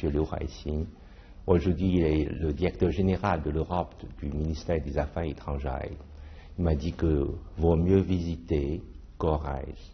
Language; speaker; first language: French; non-native, fluent; Chinese